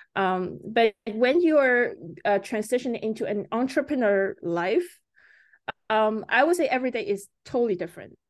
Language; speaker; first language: English; early bilingual, other home language; Chinese